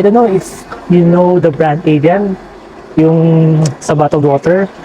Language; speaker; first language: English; non-native, local second language; Filipino